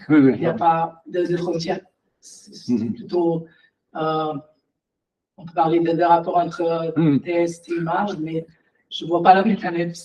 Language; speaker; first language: French; non-native, fluent; Italian